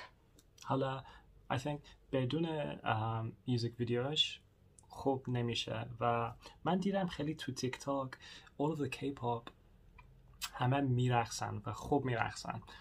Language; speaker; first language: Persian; non-native, learner; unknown